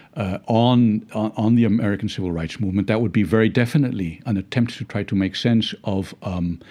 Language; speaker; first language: English; early bilingual, other home language; Spanish